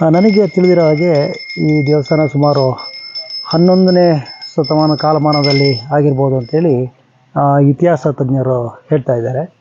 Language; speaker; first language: Kannada; native; Kannada